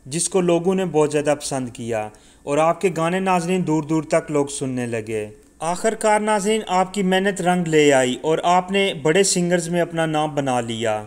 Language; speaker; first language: Urdu; non-native, local second language; Punjabi